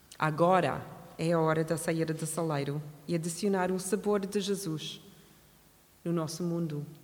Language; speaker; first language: Portuguese; non-native, fluent; English